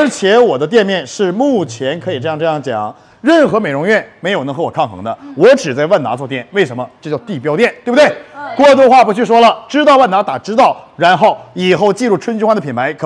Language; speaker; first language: Chinese; native; Chinese